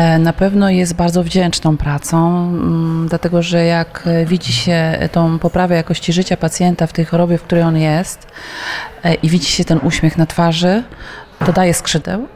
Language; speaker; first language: Polish; native; Polish